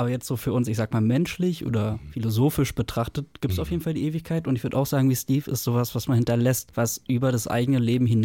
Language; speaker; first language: German; native; German